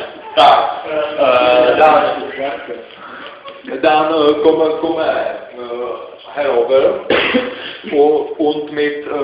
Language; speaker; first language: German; non-native, learner; Czech